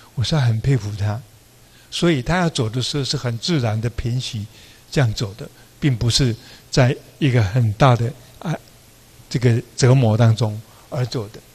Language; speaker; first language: Chinese; non-native, local second language; Min Nan Chinese